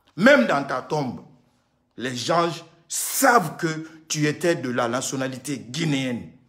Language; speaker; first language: French; non-native, local second language; Susu